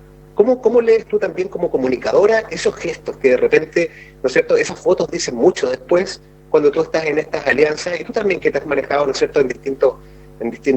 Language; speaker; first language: Spanish; native; Spanish